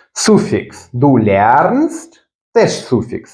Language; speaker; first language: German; non-native, fluent; Ukrainian